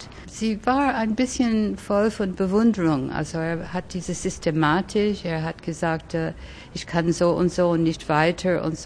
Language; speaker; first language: German; early bilingual, other home language; French